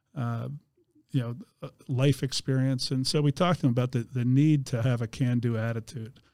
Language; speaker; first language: English; native; English